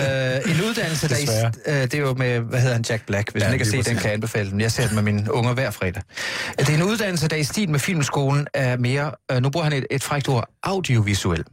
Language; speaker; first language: Danish; native; Danish